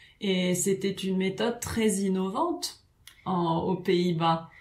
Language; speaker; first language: French; native; French